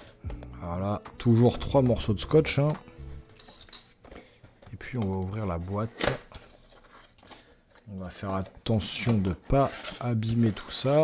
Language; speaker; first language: French; native; French